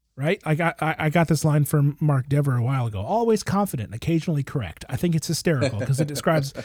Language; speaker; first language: English; native; English